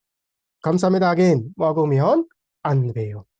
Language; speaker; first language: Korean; non-native, fluent; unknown